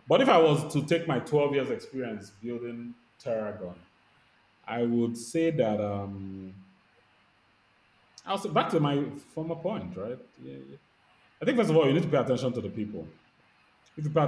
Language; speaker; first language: English; non-native, local second language; Igbo